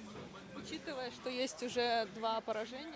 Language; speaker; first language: Russian; native; Russian